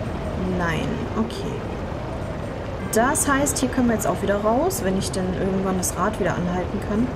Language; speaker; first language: German; native; German